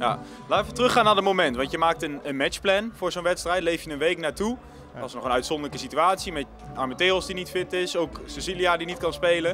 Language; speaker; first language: Dutch; native; Dutch